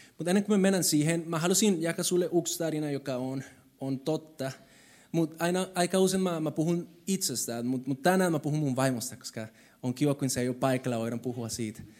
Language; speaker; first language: Finnish; non-native, fluent; Spanish